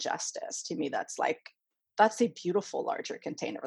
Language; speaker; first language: English; non-native, fluent; French